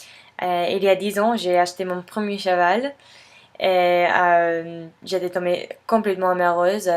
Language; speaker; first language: French; non-native, fluent; English